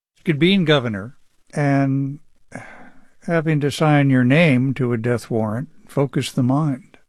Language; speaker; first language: English; native; English